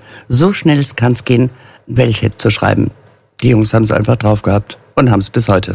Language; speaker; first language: German; native; German